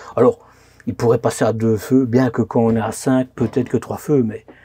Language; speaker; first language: French; native; French